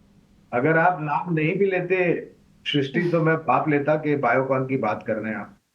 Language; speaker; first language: Hindi; native; Hindi